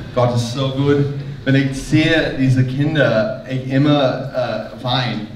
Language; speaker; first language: German; non-native, learner; English